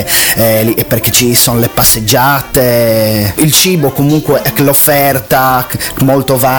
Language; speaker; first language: Italian; native; Italian